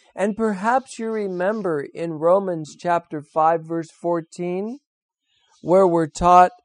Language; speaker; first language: English; native; English